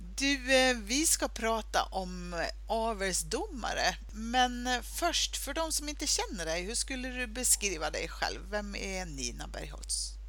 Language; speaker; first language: Swedish; native; Swedish